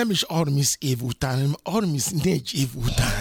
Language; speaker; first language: Hungarian; non-native, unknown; Yoruba